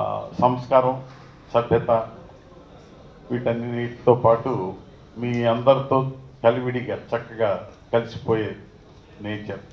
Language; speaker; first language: Telugu; native; Telugu